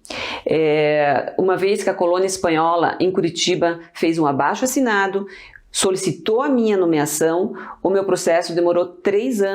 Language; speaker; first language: Portuguese; early bilingual, other home language; Spanish